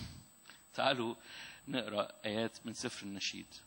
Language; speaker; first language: Arabic; native; Arabic